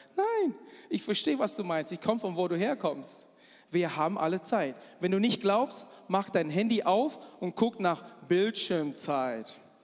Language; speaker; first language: German; non-native, fluent; Chinese